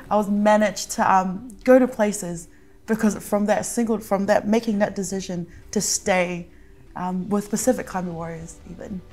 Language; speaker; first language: English; early bilingual, other home language; Samoan